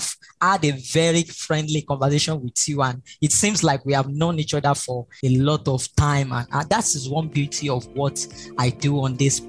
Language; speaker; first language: English; non-native, local second language; Yoruba